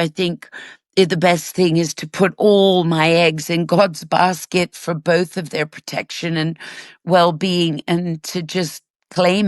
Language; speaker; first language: English; native; English